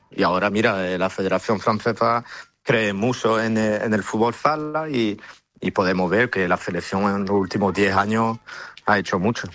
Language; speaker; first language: Spanish; early bilingual, heritage; French